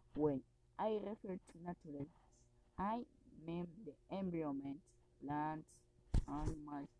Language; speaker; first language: English; non-native, learner; Spanish